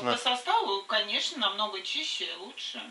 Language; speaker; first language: Russian; native; Russian